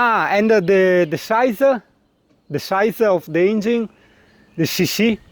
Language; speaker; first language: English; non-native, learner; Italian